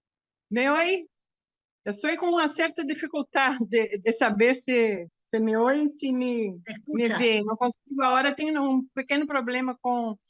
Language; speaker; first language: Portuguese; non-native, fluent; Spanish